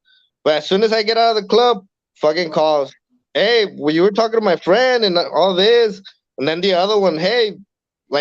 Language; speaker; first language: English; early bilingual, other home language; Spanish